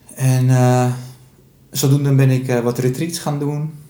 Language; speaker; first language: Dutch; early bilingual, other home language; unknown